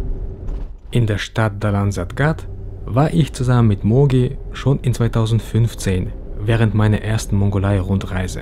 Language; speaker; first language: German; early bilingual, other home language; Russian